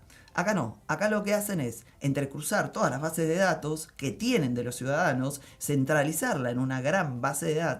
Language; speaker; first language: Spanish; native; Spanish